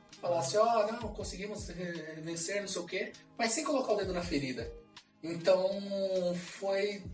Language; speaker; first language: Portuguese; native; Portuguese